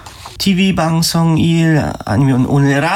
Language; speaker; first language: Korean; non-native, learner; German